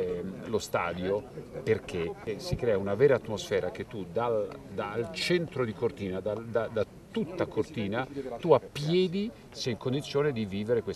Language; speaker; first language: Italian; native; Italian